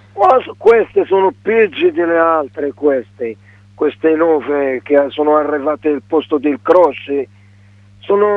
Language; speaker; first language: Italian; non-native, learner; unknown